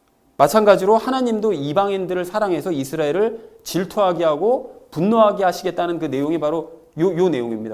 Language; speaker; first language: Korean; native; Korean